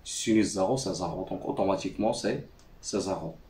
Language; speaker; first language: French; non-native, local second language; Arabic